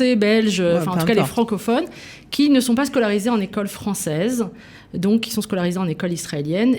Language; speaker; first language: French; native; French